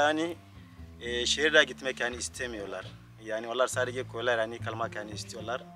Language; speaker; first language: Turkish; non-native, learner; Hausa